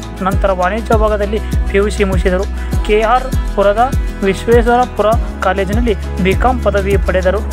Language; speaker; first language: Kannada; native; Kannada